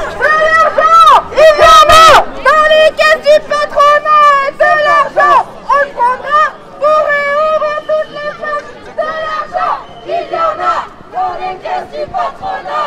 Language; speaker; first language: French; native; French